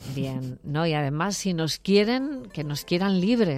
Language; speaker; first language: Spanish; native; Spanish